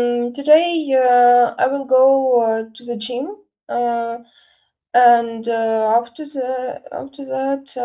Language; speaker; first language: English; non-native, learner; Russian